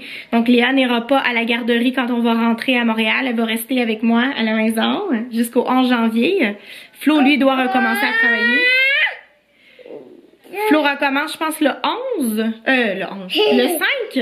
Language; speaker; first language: French; native; French